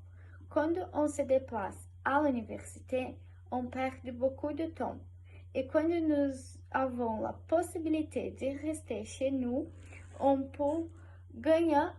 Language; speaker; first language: French; non-native, learner; Portuguese